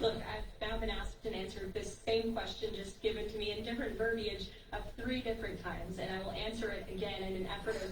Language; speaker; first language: English; native; English